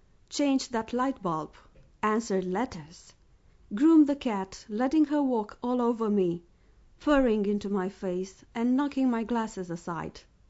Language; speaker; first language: English; non-native, fluent; Romanian